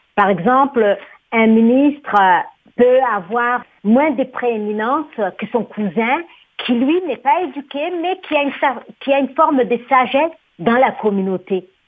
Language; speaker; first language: French; non-native, local second language; Somali